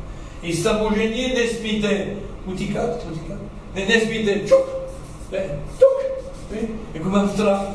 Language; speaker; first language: Czech; non-native, learner; French